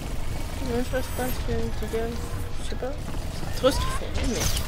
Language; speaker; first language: French; native; French